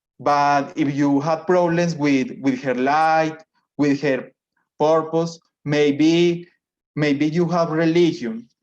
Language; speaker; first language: English; non-native, learner; Spanish